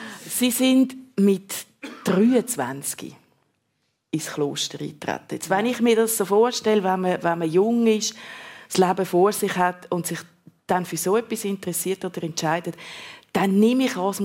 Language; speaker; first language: German; native; German